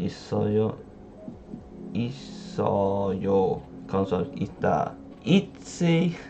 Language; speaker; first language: Korean; non-native, learner; English